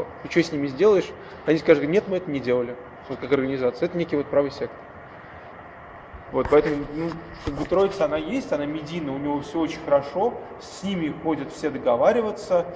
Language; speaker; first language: Russian; native; Russian